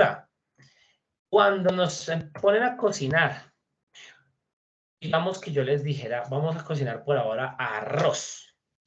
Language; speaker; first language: Spanish; native; Spanish